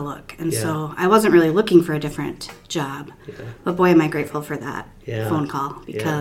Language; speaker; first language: English; native; English